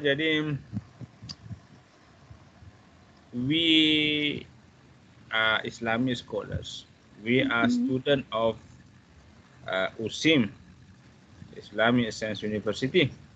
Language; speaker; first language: English; non-native, fluent; Buginese